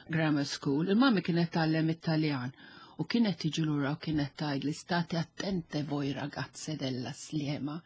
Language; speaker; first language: Maltese; non-native, local second language; English